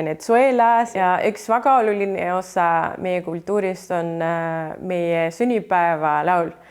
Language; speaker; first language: Estonian; non-native, fluent; Spanish